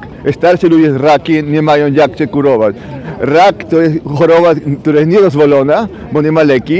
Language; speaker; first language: Polish; non-native, fluent; Spanish